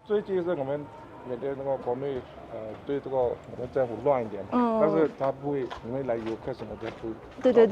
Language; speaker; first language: Chinese; early bilingual, heritage; Chinese